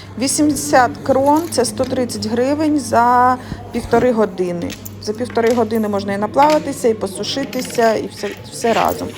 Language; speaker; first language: Ukrainian; non-native, local second language; Russian